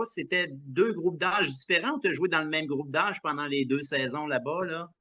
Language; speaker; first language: French; native; French